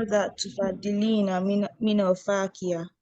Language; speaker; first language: Arabic; non-native, learner; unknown